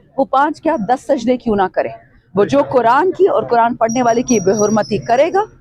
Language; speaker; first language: Urdu; non-native, local second language; Pashto